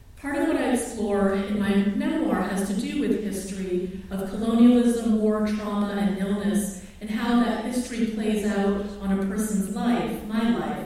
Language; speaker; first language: English; early bilingual, other home language; Filipino